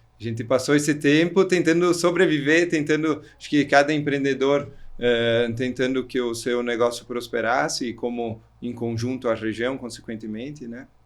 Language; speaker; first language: Portuguese; native; Portuguese